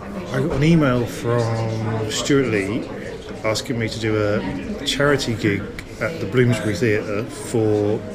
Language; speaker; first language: English; native; English